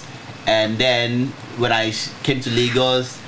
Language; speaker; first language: English; non-native, local second language; Igbo